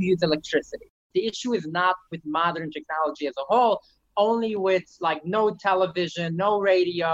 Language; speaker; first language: English; early bilingual, other home language; Yiddish